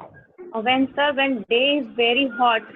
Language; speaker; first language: English; non-native, learner; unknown